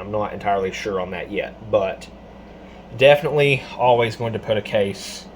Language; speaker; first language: English; native; English